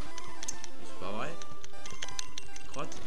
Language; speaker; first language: French; native; French